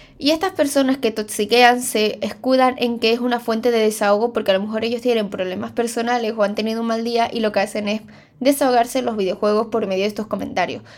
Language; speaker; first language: Spanish; early bilingual, other home language; Chinese